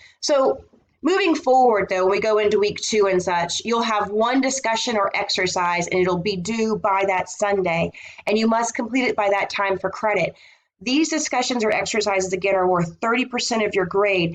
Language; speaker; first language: English; native; English